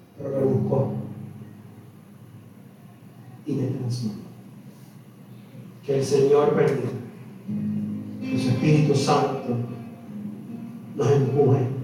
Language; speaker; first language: Spanish; native; Spanish